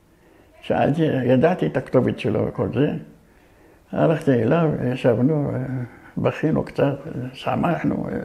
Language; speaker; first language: Hebrew; early bilingual, other home language; Arabic